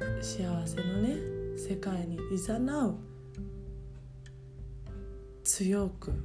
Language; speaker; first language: Japanese; native; Japanese